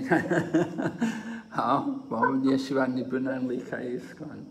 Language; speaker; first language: Chinese; non-native, fluent; English